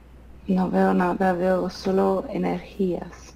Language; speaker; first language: Spanish; non-native, fluent; Italian